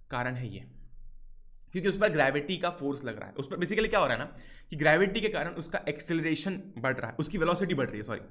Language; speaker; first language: Hindi; native; Hindi